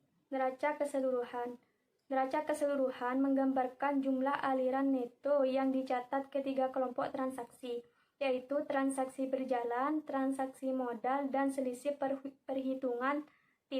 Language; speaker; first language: Indonesian; native; Indonesian